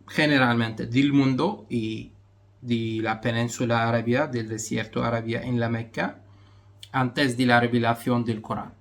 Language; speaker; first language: Spanish; non-native, fluent; Arabic